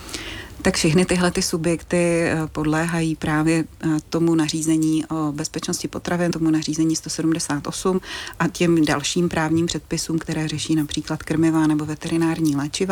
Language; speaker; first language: Czech; native; Czech